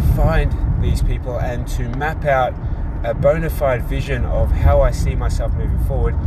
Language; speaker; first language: English; native; English